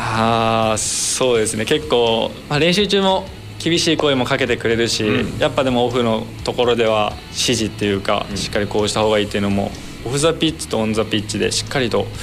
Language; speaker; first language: Japanese; native; Japanese